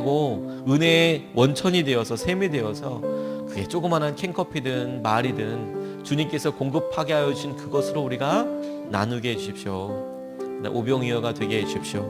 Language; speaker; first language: Korean; native; Korean